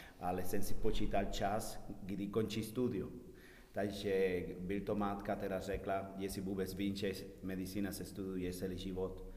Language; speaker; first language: Czech; non-native, learner; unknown